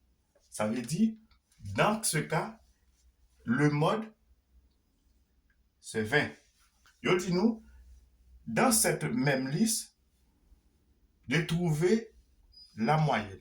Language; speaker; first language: French; non-native, local second language; Haitian Creole